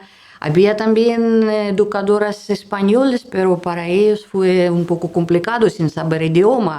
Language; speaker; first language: Spanish; non-native, learner; Russian